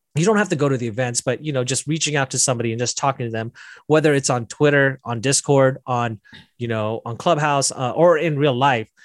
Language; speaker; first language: English; native; English